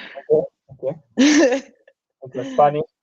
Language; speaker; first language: English; non-native, learner; Japanese